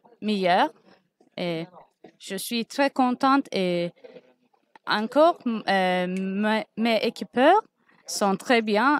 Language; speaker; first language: French; non-native, learner; Turkish